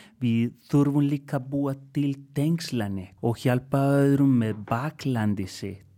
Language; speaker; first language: Icelandic; non-native, fluent; Spanish